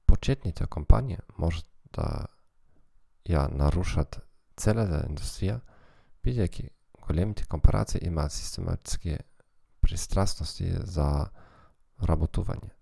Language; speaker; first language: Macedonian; non-native, fluent; German